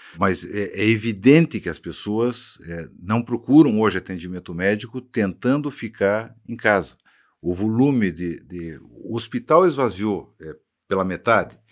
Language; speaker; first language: Portuguese; native; Portuguese